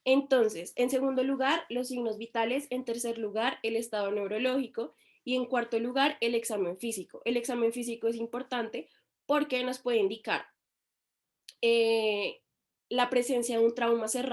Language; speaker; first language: Spanish; native; Spanish